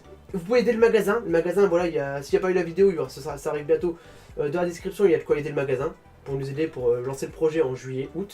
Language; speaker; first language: French; native; French